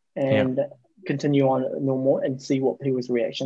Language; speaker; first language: English; native; English